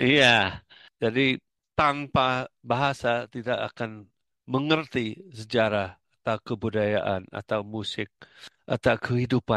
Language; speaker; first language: Indonesian; non-native, fluent; English